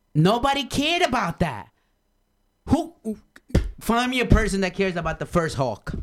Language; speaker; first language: English; non-native, fluent; Spanish